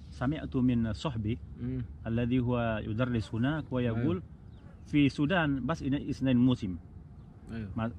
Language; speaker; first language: Arabic; non-native, learner; Indonesian